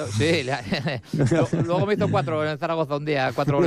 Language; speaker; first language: Spanish; native; Spanish